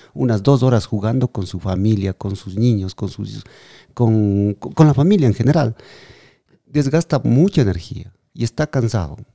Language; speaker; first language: Spanish; native; Spanish